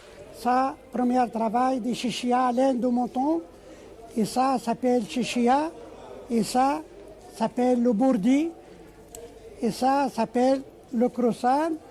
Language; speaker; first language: French; non-native, learner; Arabic